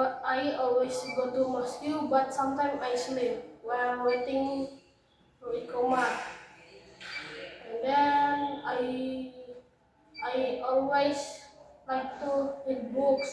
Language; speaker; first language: English; non-native, learner; Indonesian